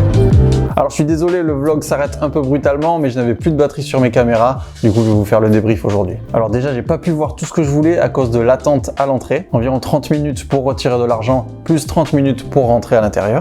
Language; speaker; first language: French; native; French